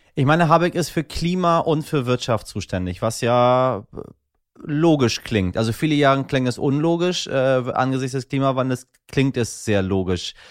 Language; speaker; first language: German; native; German